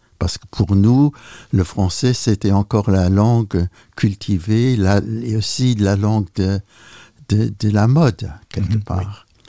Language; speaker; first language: French; non-native, local second language; Luxembourgish